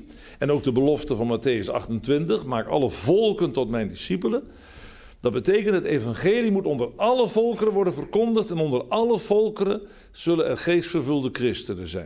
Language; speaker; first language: Dutch; native; Dutch